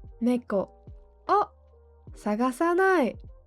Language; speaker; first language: Japanese; non-native, fluent; English